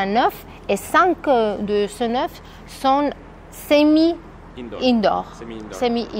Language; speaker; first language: French; non-native, fluent; Spanish